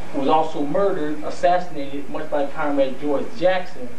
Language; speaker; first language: English; native; English